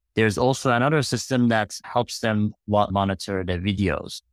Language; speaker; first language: English; non-native, fluent; Persian